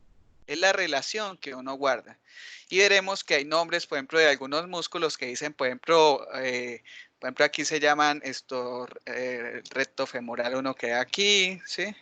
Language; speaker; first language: Spanish; native; Spanish